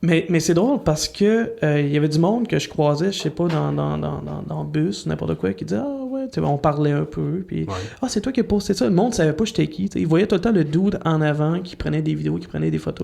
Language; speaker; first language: French; native; French